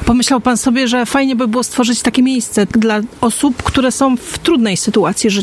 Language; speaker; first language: Polish; native; Polish